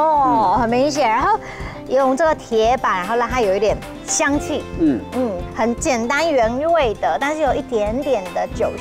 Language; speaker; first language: Chinese; native; Chinese